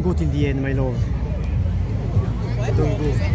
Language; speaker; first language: English; non-native, learner; Italian